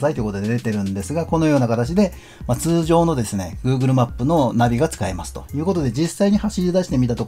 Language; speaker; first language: Japanese; native; Japanese